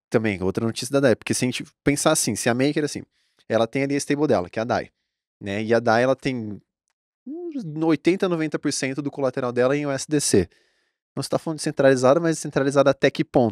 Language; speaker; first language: Portuguese; native; Portuguese